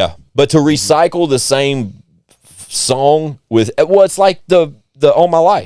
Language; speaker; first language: English; native; English